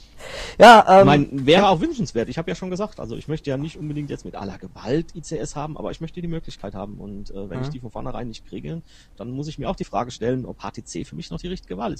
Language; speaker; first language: German; native; German